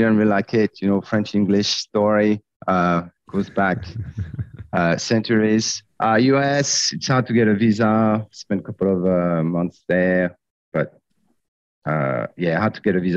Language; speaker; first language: English; non-native, fluent; French